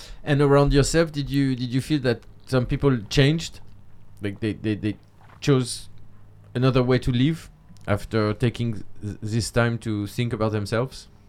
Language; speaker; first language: English; non-native, fluent; French